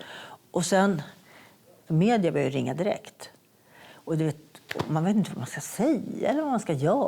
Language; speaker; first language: Swedish; native; Swedish